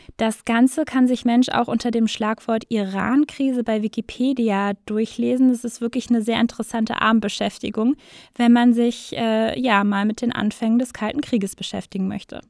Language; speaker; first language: German; native; German